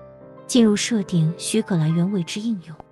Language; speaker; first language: Chinese; native; Chinese